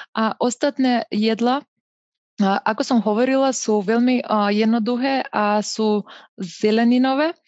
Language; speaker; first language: Slovak; non-native, fluent; Macedonian